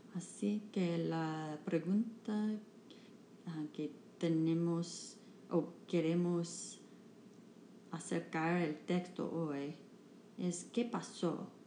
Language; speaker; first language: Spanish; non-native, learner; English